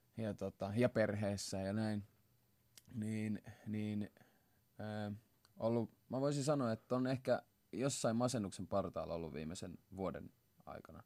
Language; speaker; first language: Finnish; early bilingual, other home language; Swahili